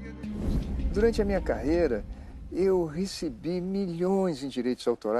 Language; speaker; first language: Portuguese; native; Portuguese